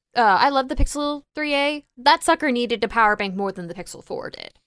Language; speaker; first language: English; native; English